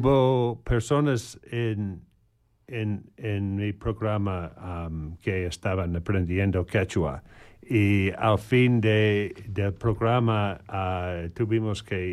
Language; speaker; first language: Spanish; non-native, learner; English